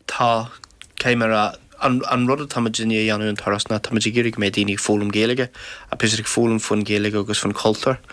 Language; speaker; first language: Irish; non-native, local second language; English